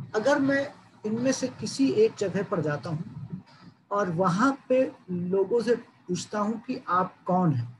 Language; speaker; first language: Hindi; native; Hindi